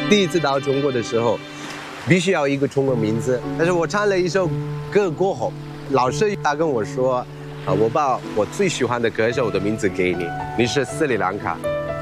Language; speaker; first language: Chinese; non-native, fluent; Sinhala